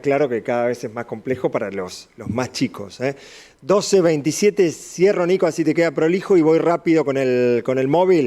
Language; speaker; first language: Spanish; native; Spanish